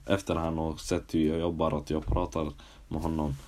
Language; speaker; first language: Swedish; early bilingual, other home language; Somali